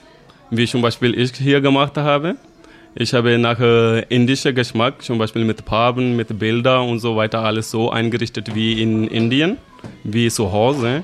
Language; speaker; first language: German; non-native, fluent; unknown